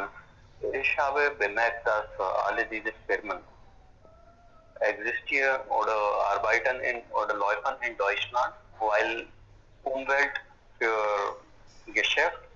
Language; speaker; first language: German; non-native, fluent; Hindi